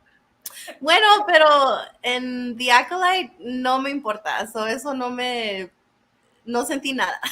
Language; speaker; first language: Spanish; non-native, learner; English